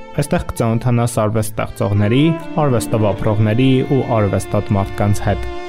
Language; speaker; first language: Armenian; native; Armenian